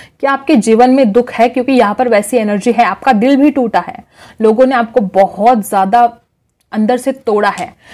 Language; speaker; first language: Hindi; non-native, local second language; Marathi